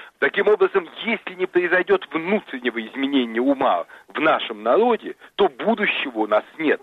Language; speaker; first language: Russian; native; Russian